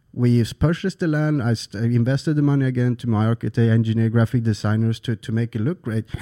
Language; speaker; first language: English; non-native, fluent; Swedish